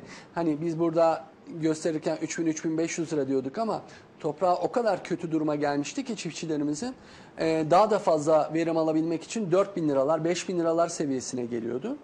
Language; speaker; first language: Turkish; native; Turkish